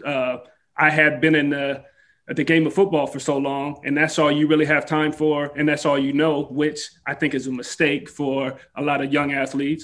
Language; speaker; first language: English; native; English